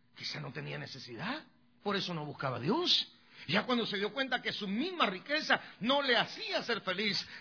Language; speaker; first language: Spanish; native; Spanish